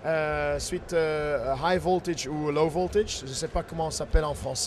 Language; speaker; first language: French; non-native, fluent; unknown